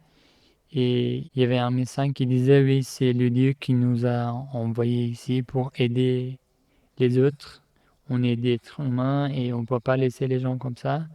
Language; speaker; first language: French; non-native, fluent; Persian